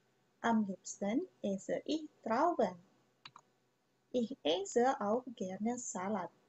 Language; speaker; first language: German; non-native, fluent; Indonesian